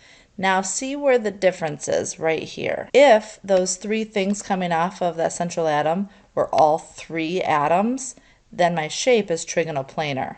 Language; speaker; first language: English; native; English